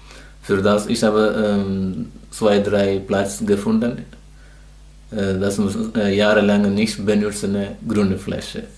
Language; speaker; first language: German; non-native, learner; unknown